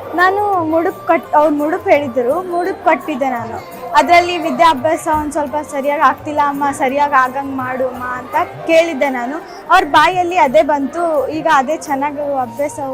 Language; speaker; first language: Kannada; native; Kannada